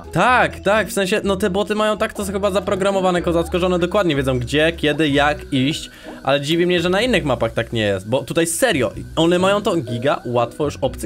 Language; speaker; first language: Polish; native; Polish